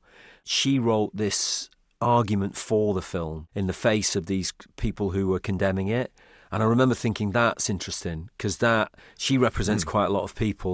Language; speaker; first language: English; native; English